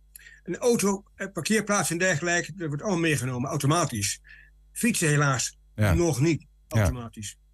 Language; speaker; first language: Dutch; native; Dutch